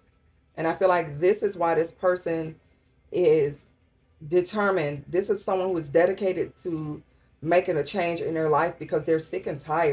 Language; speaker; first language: English; native; English